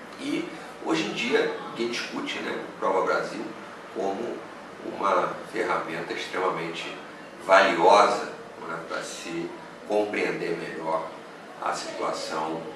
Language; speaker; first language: Portuguese; native; Portuguese